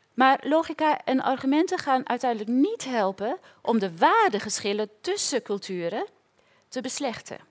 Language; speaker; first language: Dutch; native; Dutch